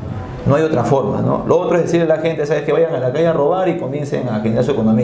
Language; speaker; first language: Spanish; native; Spanish